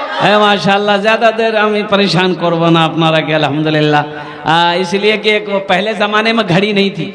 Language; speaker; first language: Hindi; non-native, local second language; Bangla